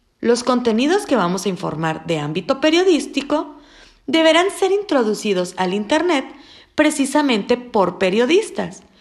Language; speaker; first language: Spanish; native; Spanish